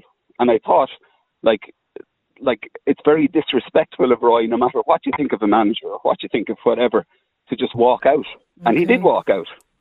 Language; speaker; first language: English; native; English